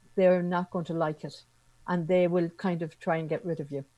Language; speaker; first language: English; native; English